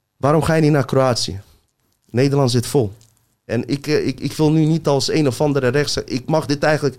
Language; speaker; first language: Dutch; early bilingual, other home language; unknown